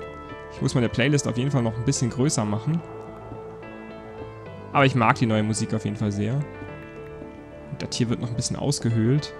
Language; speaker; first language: German; native; German